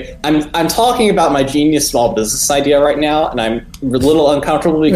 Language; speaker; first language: English; native; English